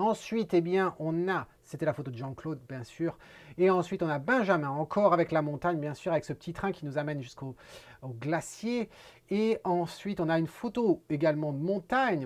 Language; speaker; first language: French; native; French